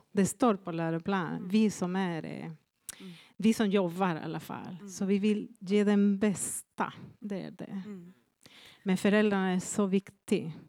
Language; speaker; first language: Swedish; non-native, fluent; Spanish